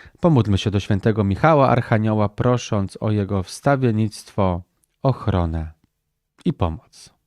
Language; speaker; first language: Polish; native; Polish